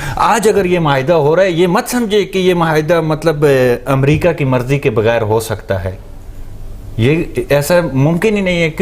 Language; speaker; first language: Urdu; non-native, local second language; Northern Hindko